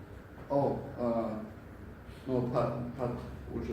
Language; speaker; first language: French; non-native, learner; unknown